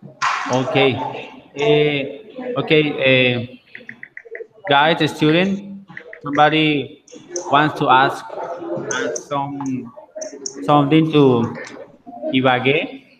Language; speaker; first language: English; non-native, fluent; Spanish